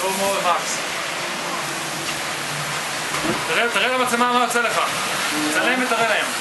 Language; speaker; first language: Hebrew; native; Hebrew